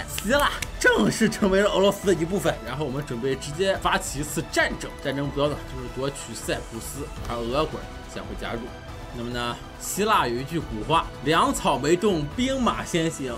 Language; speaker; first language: Chinese; native; Chinese